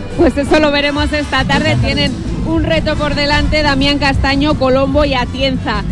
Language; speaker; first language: Spanish; native; Spanish